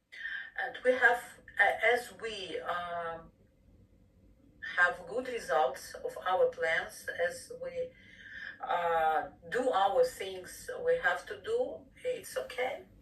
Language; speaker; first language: English; non-native, fluent; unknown